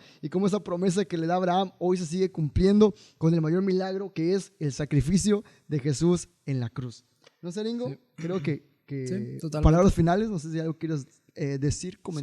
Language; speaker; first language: Spanish; native; Spanish